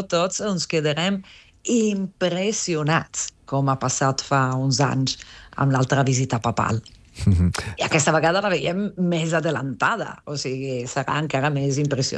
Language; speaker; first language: Catalan; non-native, fluent; Italian